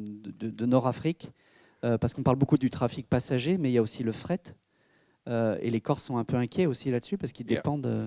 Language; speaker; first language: French; native; French